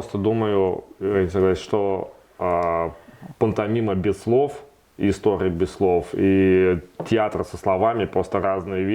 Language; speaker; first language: Russian; native; Russian